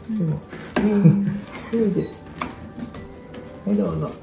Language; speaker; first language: Japanese; native; Japanese